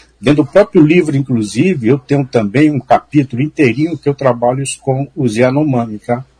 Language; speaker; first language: Portuguese; native; Portuguese